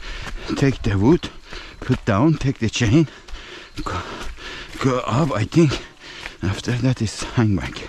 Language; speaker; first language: English; non-native, learner; Persian